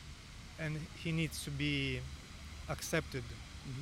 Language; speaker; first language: English; non-native, learner; Italian